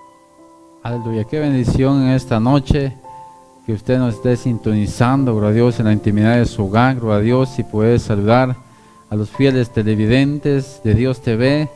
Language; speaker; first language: Spanish; native; Spanish